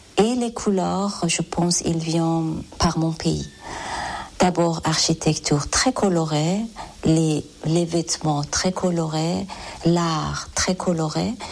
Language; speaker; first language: French; non-native, learner; Persian